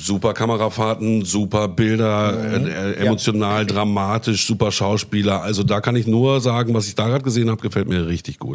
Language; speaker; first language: German; native; German